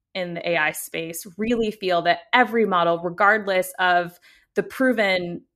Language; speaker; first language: English; native; English